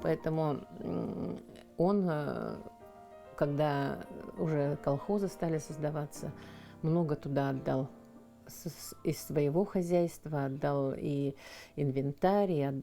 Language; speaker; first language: Russian; non-native, local second language; Yakut